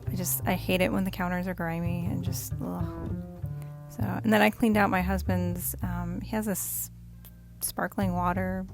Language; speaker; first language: English; native; English